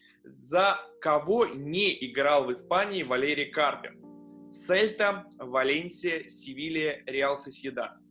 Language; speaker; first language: Russian; native; Russian